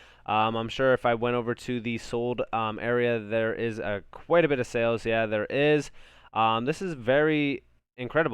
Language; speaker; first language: English; native; English